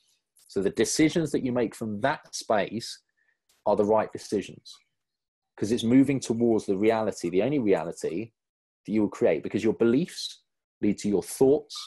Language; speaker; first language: English; native; English